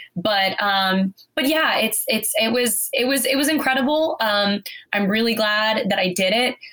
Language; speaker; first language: English; native; English